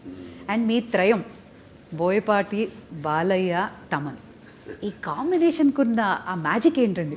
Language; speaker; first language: Telugu; native; Telugu